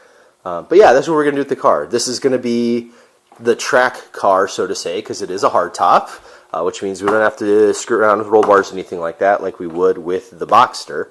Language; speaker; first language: English; native; English